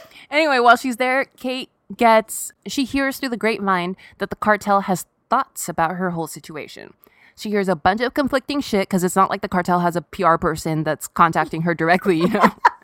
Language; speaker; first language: English; native; English